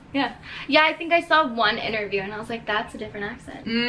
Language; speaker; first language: English; native; English